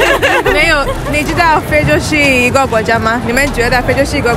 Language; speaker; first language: Chinese; non-native, learner; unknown